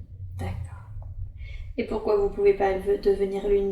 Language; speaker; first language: French; native; French